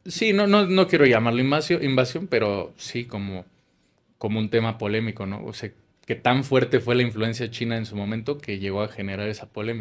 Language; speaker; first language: Spanish; native; Spanish